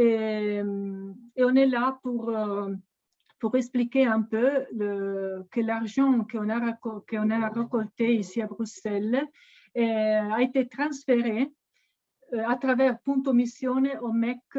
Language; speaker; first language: French; non-native, fluent; Italian